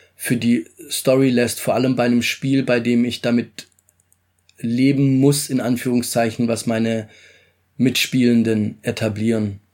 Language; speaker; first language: German; native; German